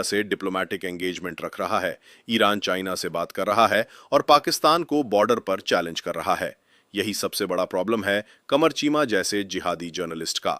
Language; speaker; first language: Hindi; native; Hindi